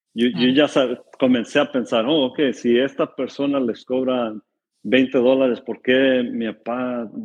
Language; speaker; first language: Spanish; early bilingual, heritage; Spanish